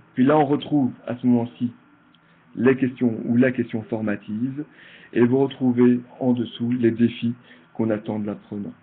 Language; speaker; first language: French; native; French